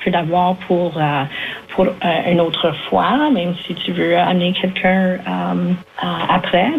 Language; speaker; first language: French; native; French